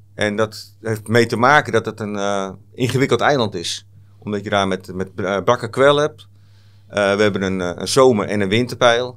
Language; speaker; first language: Dutch; native; Dutch